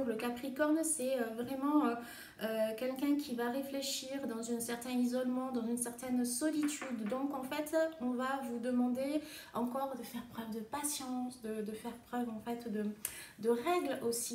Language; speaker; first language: French; native; French